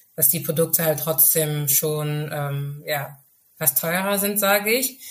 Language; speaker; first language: German; early bilingual, other home language; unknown